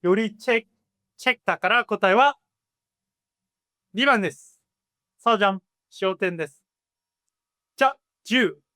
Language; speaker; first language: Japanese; non-native, fluent; Korean